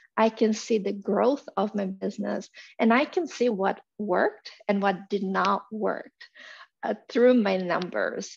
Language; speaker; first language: English; non-native, fluent; Portuguese